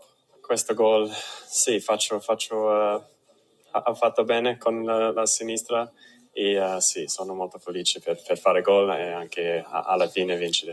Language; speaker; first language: Italian; non-native, fluent; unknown